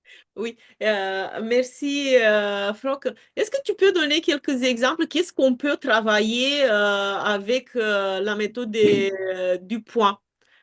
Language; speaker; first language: French; non-native, fluent; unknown